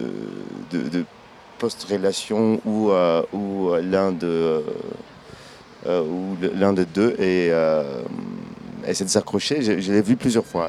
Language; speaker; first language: French; non-native, local second language; Kinyarwanda